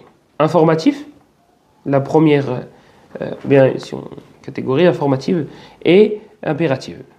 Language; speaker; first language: French; native; French